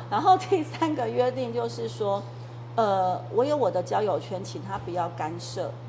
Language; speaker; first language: Chinese; native; Chinese